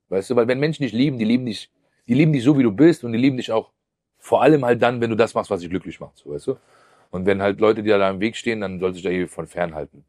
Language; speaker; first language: German; early bilingual, other home language; Persian